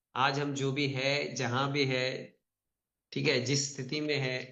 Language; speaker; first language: Hindi; non-native, local second language; Telugu